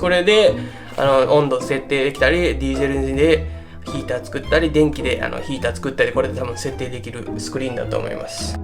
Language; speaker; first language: Japanese; native; Japanese